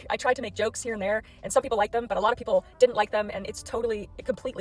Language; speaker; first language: English; native; English